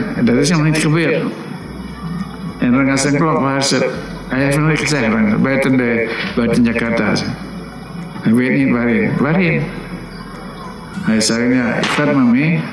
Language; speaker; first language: Dutch; non-native, local second language; Minangkabau